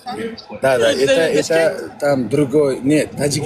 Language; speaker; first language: Russian; non-native, local second language; Uzbek